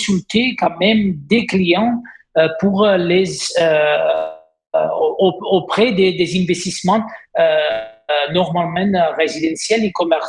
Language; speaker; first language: French; non-native, fluent; Italian